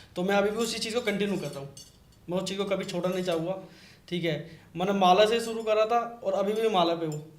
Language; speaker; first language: Hindi; native; Hindi